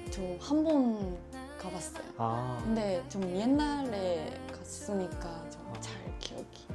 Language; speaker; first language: Korean; non-native, fluent; Japanese